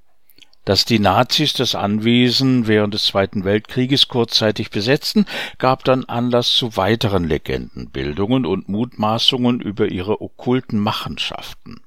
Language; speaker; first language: German; native; German